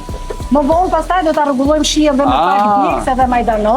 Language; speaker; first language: Albanian; native; Albanian